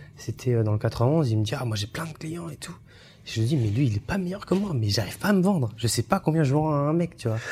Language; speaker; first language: French; early bilingual, other home language; Chinese